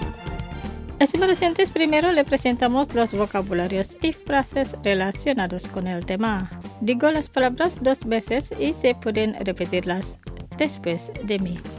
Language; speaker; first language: Spanish; non-native, fluent; Indonesian